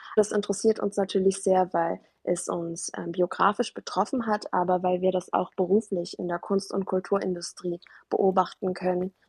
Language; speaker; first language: German; early bilingual, other home language; Persian